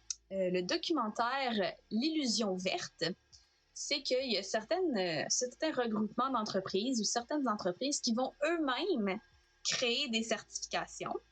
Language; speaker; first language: French; native; French